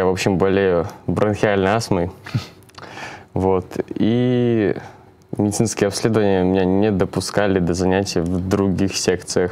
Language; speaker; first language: Russian; native; Russian